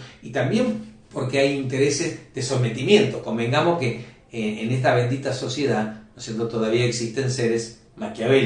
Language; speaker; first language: Spanish; native; Spanish